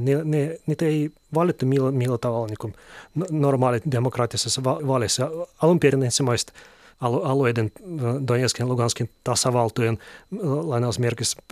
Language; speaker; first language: Finnish; non-native, fluent; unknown